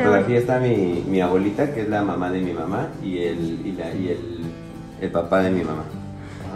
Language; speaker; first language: Spanish; native; Spanish